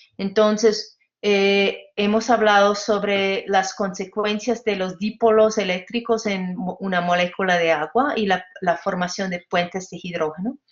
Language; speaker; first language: Spanish; non-native, fluent; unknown